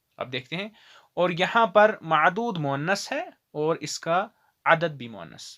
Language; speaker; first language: Urdu; non-native, local second language; Kashmiri